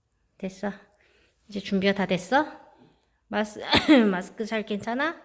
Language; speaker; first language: Korean; native; Korean